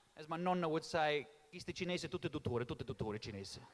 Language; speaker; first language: Italian; early bilingual, heritage; Italian